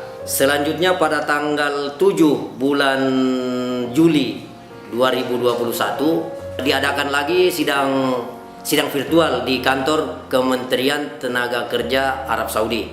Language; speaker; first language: Indonesian; non-native, local second language; Buginese